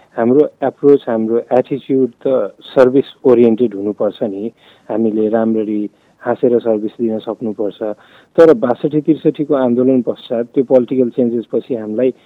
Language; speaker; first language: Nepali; non-native, local second language; Maithili